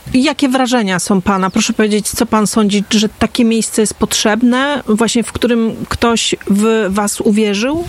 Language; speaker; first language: Polish; native; Polish